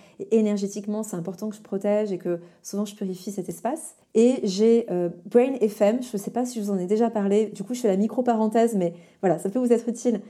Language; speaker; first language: French; native; French